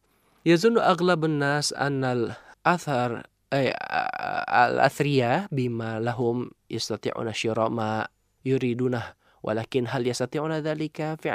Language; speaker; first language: Arabic; non-native, fluent; Indonesian